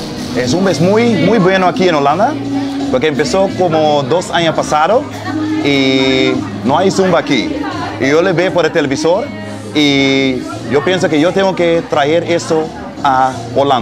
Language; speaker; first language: Spanish; non-native, learner; Dutch